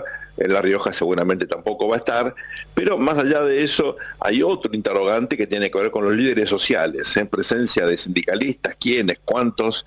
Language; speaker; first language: Spanish; native; Spanish